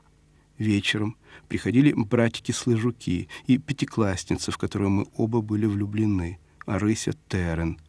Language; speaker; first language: Russian; native; Russian